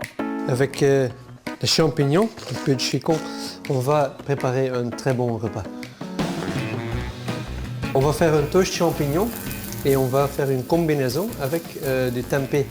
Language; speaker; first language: French; non-native, local second language; Dutch